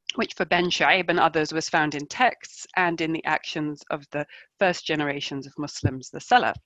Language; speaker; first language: English; native; English